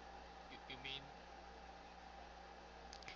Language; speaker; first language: English; non-native, learner; Chinese